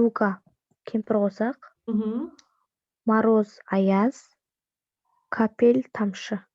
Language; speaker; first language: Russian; non-native, learner; Kazakh